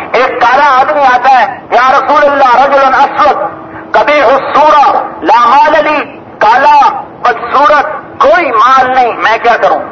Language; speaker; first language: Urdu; non-native, local second language; Punjabi